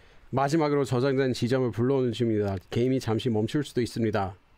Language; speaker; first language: Korean; non-native, fluent; English